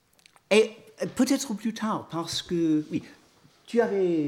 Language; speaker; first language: French; non-native, fluent; English